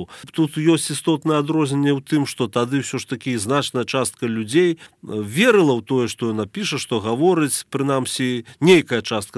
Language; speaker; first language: Belarusian; native; Belarusian